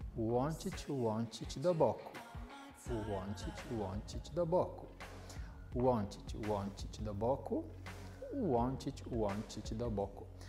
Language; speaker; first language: Polish; non-native, fluent; Portuguese